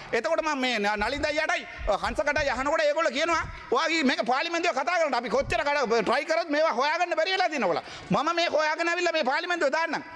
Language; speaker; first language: Sinhala; non-native, local second language; Tamil